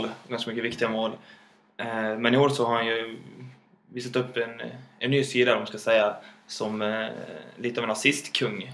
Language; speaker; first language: Swedish; native; Swedish